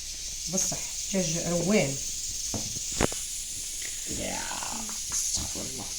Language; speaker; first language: Arabic; native; Arabic